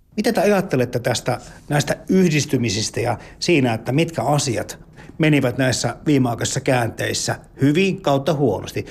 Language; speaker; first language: Finnish; native; Finnish